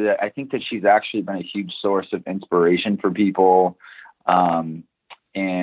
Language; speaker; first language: English; native; English